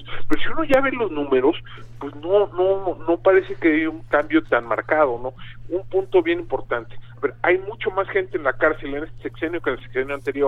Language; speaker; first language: Spanish; native; Spanish